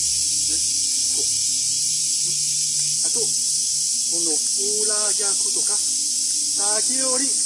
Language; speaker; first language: Japanese; non-native, fluent; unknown